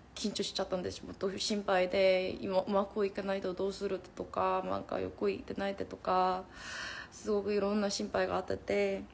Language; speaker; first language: Japanese; non-native, fluent; Korean